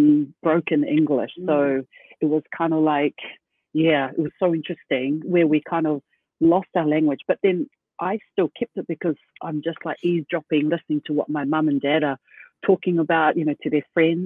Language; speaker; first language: English; native; English